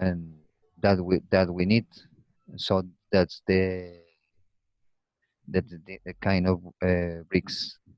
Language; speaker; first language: English; non-native, learner; Spanish